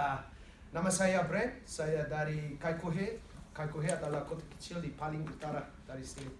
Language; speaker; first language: Indonesian; non-native, learner; English